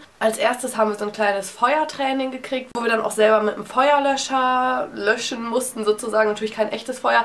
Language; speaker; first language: German; native; German